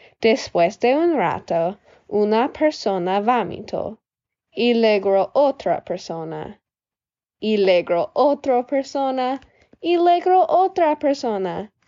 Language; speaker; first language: Spanish; non-native, learner; English